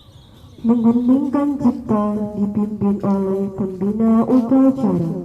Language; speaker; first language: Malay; non-native, local second language; Javanese